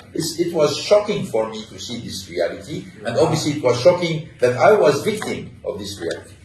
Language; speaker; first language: English; non-native, fluent; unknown